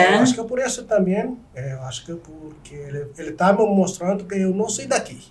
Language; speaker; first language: Portuguese; non-native, learner; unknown